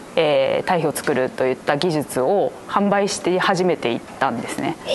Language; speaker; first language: Japanese; native; Japanese